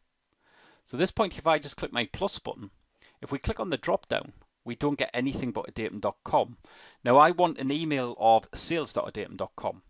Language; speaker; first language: English; native; English